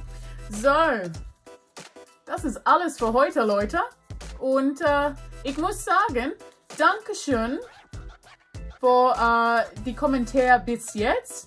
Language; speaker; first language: German; non-native, learner; English